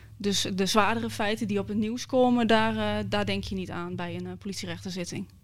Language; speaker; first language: Dutch; native; Dutch